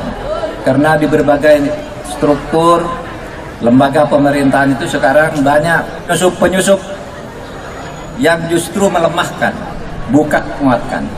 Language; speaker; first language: Indonesian; native; Indonesian